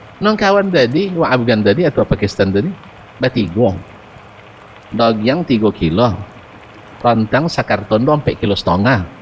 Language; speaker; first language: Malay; non-native, local second language; Minangkabau